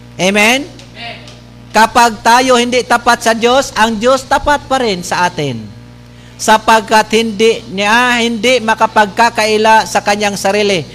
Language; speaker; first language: Filipino; non-native, local second language; Bikol